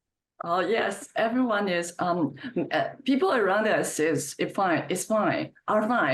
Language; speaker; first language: English; non-native, fluent; Chinese